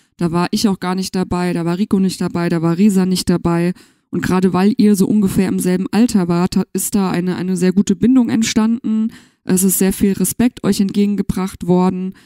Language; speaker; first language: German; native; German